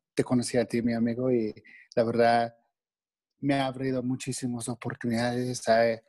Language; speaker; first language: Spanish; non-native, fluent; English